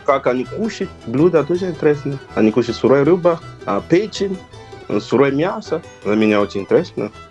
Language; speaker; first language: Russian; non-native, learner; Yoruba